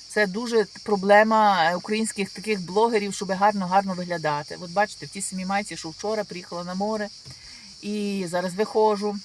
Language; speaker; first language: Ukrainian; native; Ukrainian